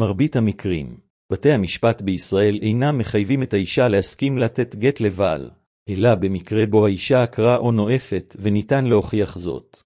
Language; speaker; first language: Hebrew; native; Hebrew